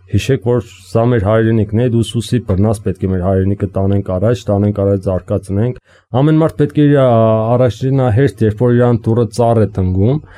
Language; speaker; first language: Armenian; native; Armenian